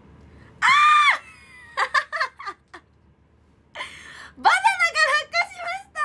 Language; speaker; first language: Japanese; native; Japanese